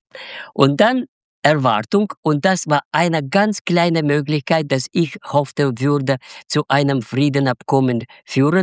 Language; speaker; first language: German; non-native, fluent; Russian